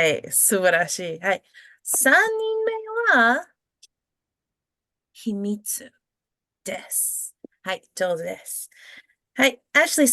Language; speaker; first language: Japanese; non-native, fluent; English